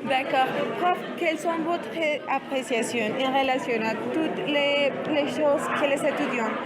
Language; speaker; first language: French; non-native, learner; Spanish